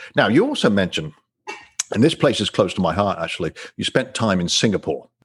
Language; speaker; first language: English; native; English